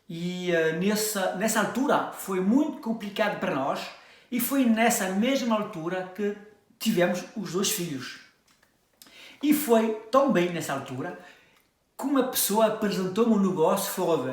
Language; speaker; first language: Portuguese; early bilingual, heritage; French